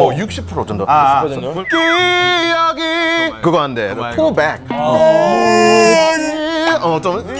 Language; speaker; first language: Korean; non-native, learner; English